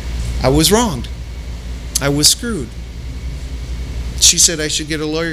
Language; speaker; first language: English; native; English